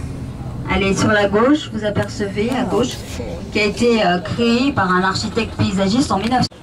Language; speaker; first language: French; native; French